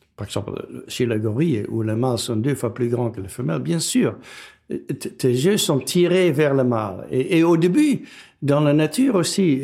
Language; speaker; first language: French; non-native, fluent; Dutch